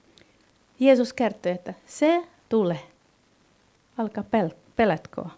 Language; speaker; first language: Finnish; non-native, fluent; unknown